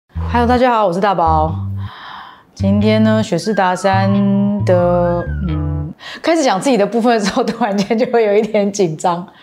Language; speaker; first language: Chinese; native; Chinese